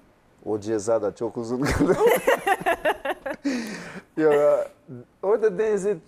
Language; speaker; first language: Turkish; non-native, learner; Portuguese